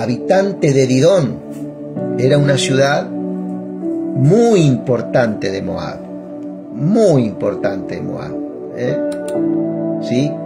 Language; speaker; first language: Spanish; native; Spanish